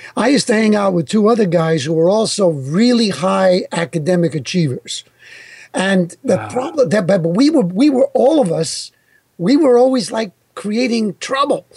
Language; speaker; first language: English; early bilingual, other home language; Italian